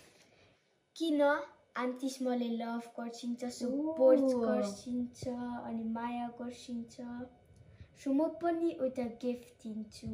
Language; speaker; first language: Nepali; early bilingual, heritage; Nepali